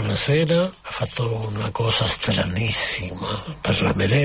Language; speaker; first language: Italian; non-native, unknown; Catalan